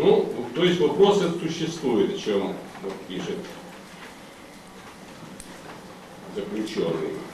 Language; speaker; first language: Russian; native; Russian